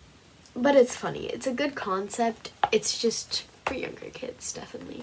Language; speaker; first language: English; native; English